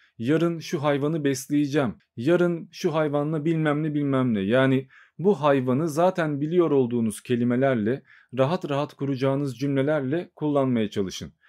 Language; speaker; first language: Turkish; native; Turkish